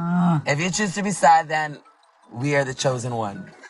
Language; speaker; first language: English; non-native, local second language; Cebuano